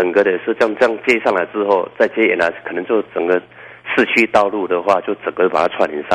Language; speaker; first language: Chinese; native; Chinese